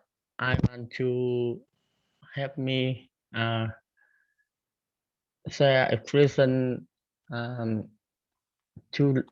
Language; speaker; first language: English; non-native, learner; Khmer